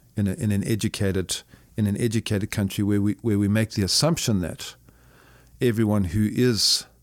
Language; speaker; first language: English; native; English